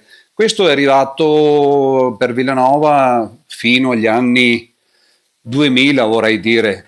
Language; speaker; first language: Italian; native; Italian